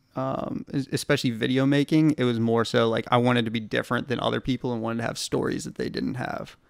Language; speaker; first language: English; native; English